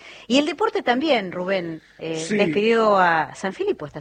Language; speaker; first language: Spanish; native; Spanish